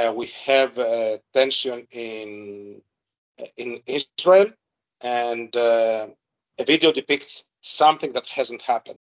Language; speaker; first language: English; non-native, fluent; Greek